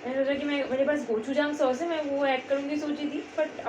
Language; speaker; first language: Hindi; non-native, local second language; Bangla